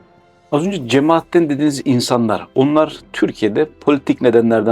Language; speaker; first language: Turkish; native; Turkish